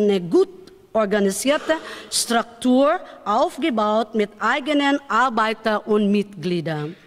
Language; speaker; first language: German; non-native, learner; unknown